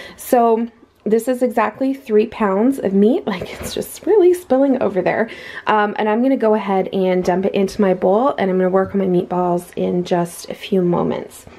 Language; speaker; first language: English; native; English